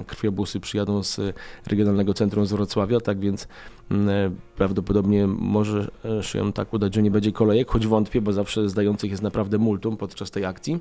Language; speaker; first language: Polish; native; Polish